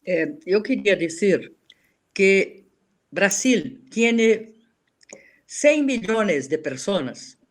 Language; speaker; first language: Spanish; non-native, learner; Portuguese